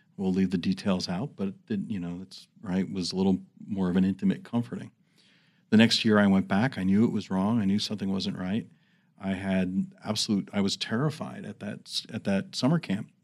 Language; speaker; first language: English; native; English